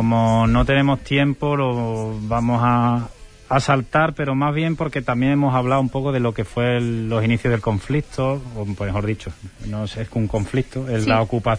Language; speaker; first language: Spanish; native; Spanish